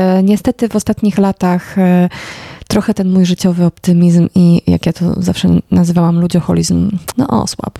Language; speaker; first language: Polish; native; Polish